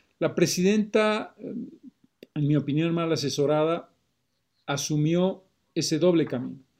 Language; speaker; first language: Spanish; native; Spanish